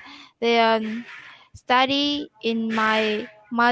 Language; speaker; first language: English; non-native, learner; Vietnamese